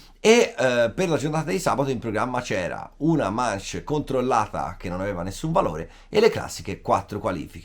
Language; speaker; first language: Italian; native; Italian